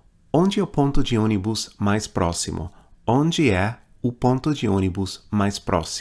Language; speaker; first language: Portuguese; non-native, fluent; English